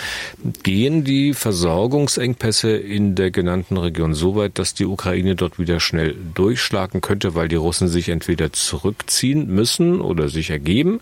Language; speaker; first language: German; native; German